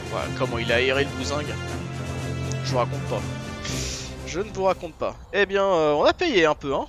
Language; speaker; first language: French; native; French